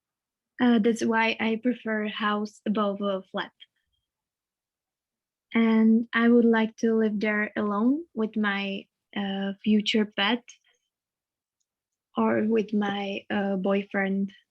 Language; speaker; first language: English; non-native, learner; Czech